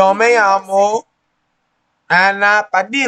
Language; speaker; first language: Spanish; non-native, learner; English